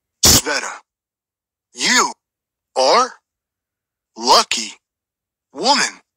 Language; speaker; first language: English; non-native, learner; Russian